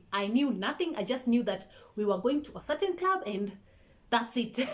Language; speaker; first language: English; non-native, local second language; Swahili